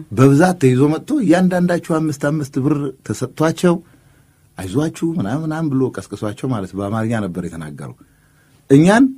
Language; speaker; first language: Amharic; non-native, local second language; Tigrinya